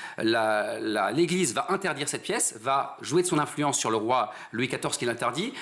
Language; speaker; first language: French; native; French